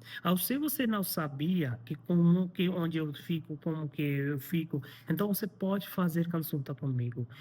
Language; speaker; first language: Portuguese; non-native, learner; Hindi